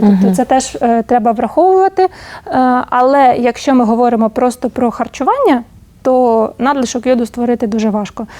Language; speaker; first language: Ukrainian; native; Ukrainian